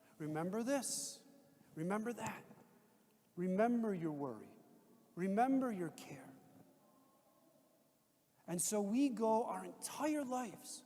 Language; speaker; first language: English; native; English